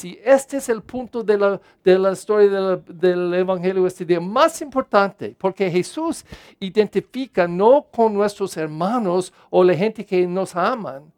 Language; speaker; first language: Spanish; non-native, fluent; English